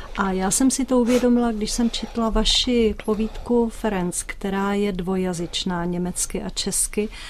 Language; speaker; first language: Czech; native; Czech